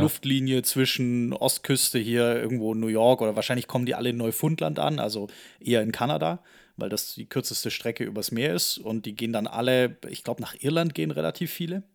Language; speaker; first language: German; native; German